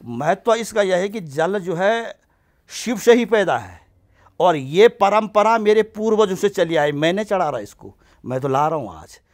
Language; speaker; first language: Hindi; native; Hindi